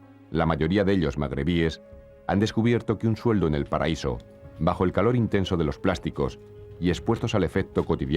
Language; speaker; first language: Spanish; native; Spanish